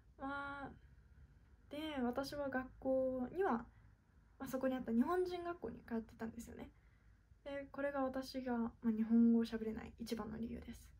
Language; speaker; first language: Japanese; native; Japanese